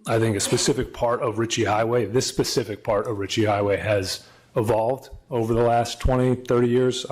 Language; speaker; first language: English; native; English